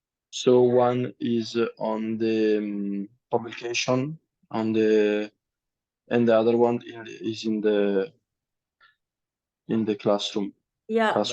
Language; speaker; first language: English; non-native, learner; Italian